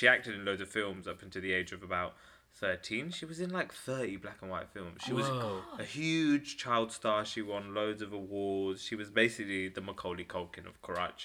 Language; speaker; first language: English; native; English